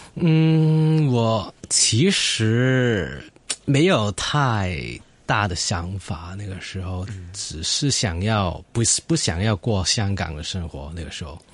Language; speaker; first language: Chinese; non-native, fluent; Cantonese